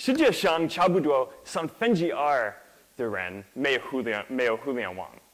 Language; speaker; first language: Chinese; non-native, learner; English